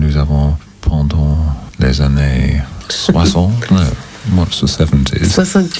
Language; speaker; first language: French; non-native, learner; English